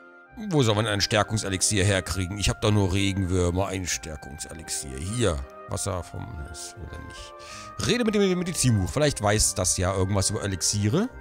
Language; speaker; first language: German; native; German